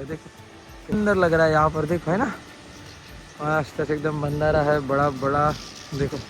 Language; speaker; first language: Hindi; non-native, local second language; Marathi